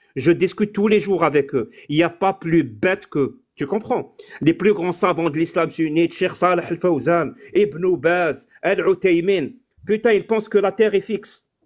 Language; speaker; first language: French; non-native, local second language; Arabic